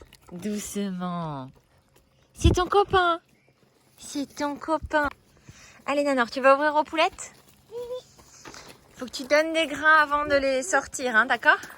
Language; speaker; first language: French; native; French